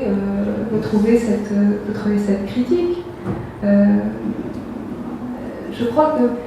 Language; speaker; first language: French; non-native, local second language; Arabic